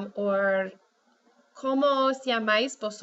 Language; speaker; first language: Spanish; non-native, fluent; English